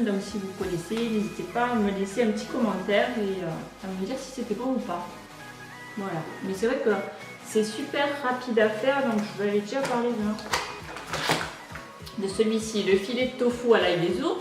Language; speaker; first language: French; native; French